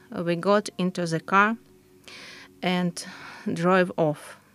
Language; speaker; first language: English; non-native, fluent; Ukrainian